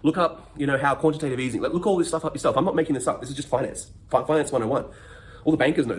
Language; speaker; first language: English; native; English